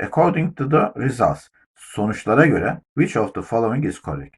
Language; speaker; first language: English; non-native, fluent; Turkish